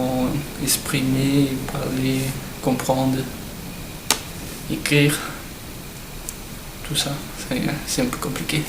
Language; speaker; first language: French; non-native, learner; Portuguese